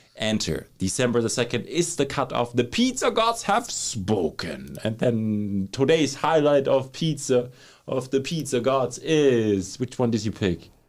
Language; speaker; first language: English; non-native, fluent; German